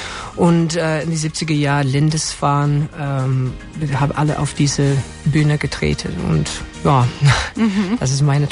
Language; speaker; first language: German; non-native, learner; English